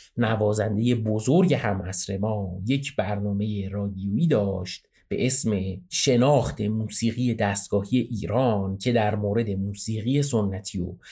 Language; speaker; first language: Persian; native; Persian